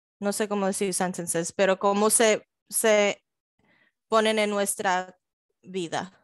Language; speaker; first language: Spanish; early bilingual, heritage; Spanish